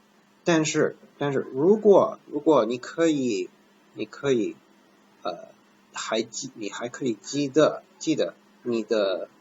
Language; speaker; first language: Chinese; non-native, fluent; English